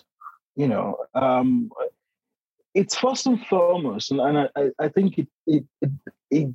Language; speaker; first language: English; non-native, local second language; Yoruba